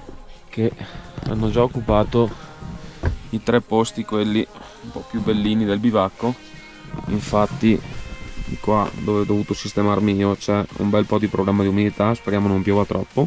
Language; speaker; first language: Italian; native; Italian